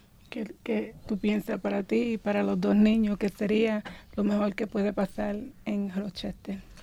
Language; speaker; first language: Spanish; native; Spanish